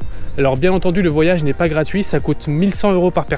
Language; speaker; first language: French; native; French